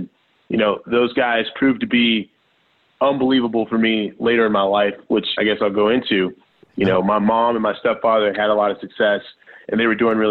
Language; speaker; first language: English; native; English